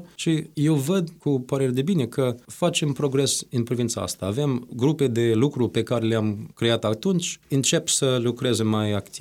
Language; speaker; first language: Romanian; non-native, fluent; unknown